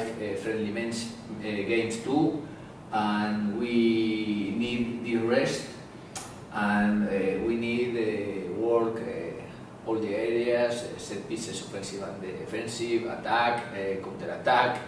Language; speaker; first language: English; non-native, learner; Spanish